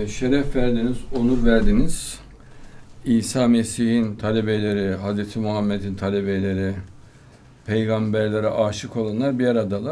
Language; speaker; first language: Turkish; native; Turkish